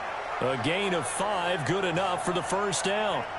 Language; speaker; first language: English; native; English